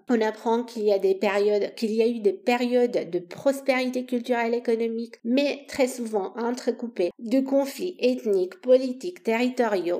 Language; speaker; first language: French; non-native, fluent; Romanian